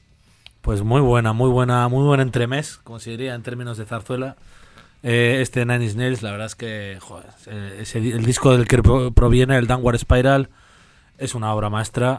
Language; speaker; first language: Spanish; native; Spanish